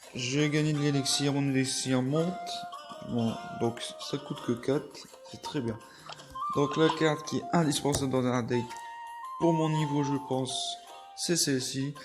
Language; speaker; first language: French; native; French